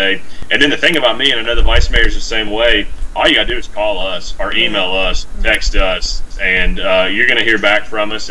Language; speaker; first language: English; native; English